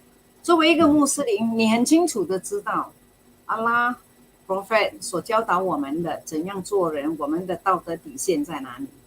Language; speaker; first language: Chinese; native; Chinese